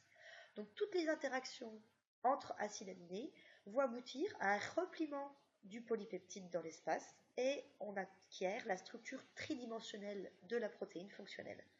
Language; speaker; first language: French; native; French